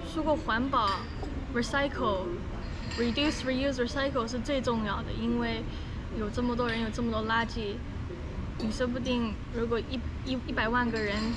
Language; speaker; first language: Chinese; early bilingual, other home language; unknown